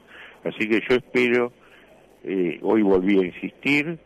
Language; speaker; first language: Spanish; native; Spanish